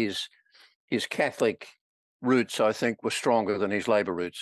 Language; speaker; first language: English; native; English